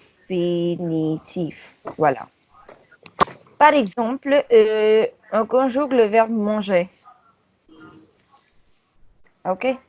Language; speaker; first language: French; non-native, fluent; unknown